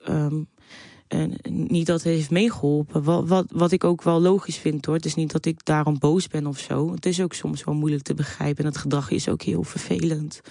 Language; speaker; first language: Dutch; native; Dutch